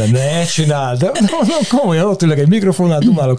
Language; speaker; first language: Hungarian; native; Hungarian